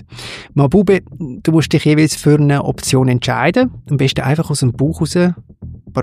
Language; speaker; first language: German; native; German